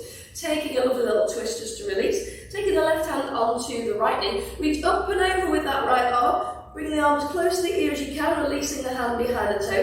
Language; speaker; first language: English; native; English